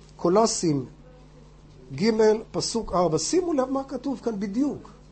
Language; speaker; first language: Hebrew; non-native, fluent; English